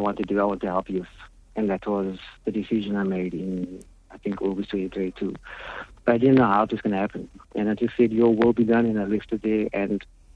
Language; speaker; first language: English; native; English